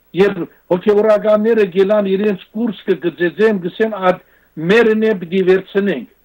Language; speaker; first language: Armenian; native; Armenian